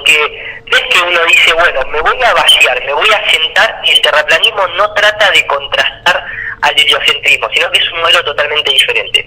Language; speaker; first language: Spanish; native; Spanish